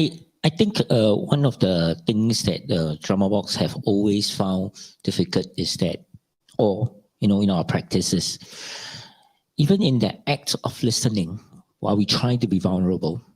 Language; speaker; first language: English; non-native, local second language; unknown